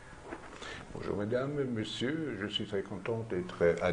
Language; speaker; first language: French; non-native, learner; German